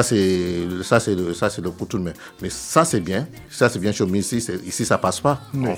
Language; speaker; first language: French; non-native, learner; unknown